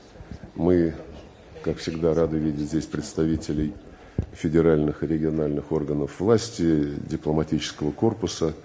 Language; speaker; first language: Russian; native; Russian